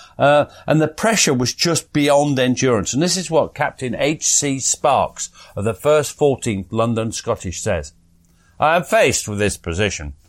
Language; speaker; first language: English; native; English